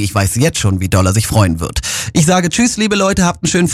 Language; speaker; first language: German; native; German